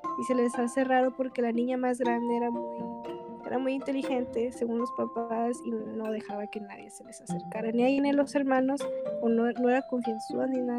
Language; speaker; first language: Spanish; native; Spanish